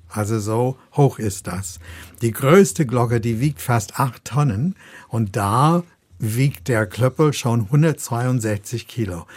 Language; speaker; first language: German; non-native, fluent; English